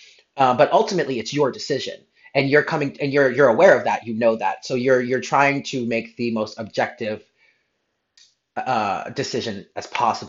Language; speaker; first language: English; native; English